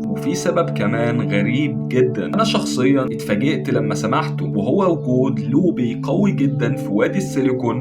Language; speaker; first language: Arabic; native; Arabic